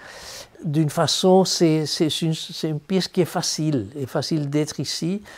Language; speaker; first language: French; non-native, fluent; Spanish